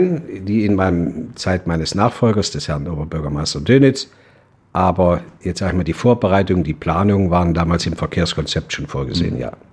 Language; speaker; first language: German; native; German